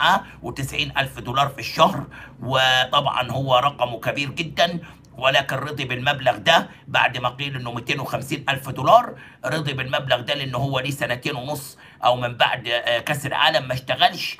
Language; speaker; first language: Arabic; native; Arabic